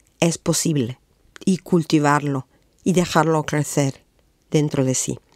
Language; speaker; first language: Spanish; non-native, fluent; Italian